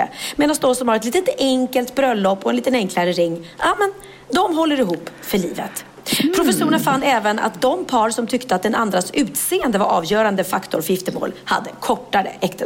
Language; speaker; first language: Swedish; native; Swedish